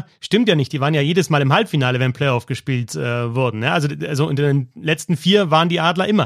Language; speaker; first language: German; native; German